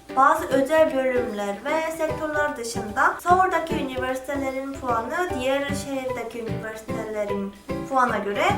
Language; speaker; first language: Turkish; non-native, fluent; Korean